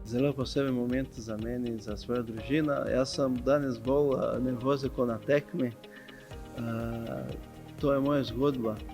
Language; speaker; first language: Slovenian; non-native, fluent; Portuguese